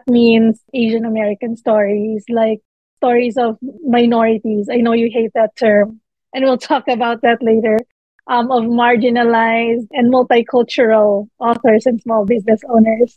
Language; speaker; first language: English; non-native, local second language; Filipino